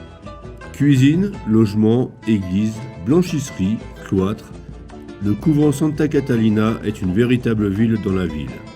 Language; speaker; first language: French; native; French